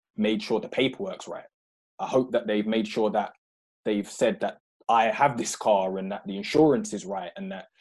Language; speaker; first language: English; native; English